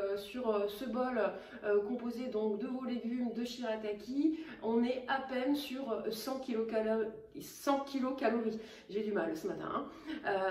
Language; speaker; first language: French; native; French